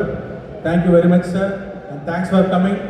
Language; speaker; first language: Telugu; non-native, local second language; Tamil